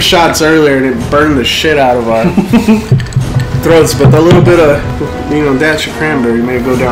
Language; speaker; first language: English; native; English